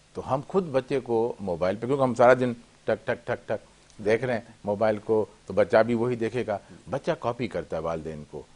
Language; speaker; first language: Urdu; native; Urdu